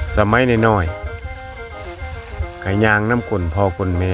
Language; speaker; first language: Thai; non-native, local second language; Northeastern Thai